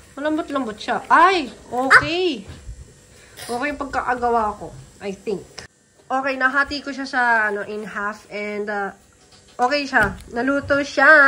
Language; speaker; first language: Filipino; native; Filipino